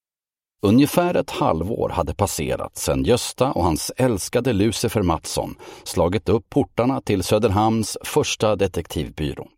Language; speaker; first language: Swedish; native; Swedish